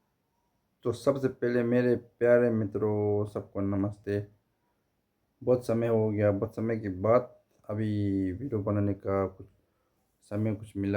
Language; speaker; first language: Hindi; non-native, fluent; Tibetan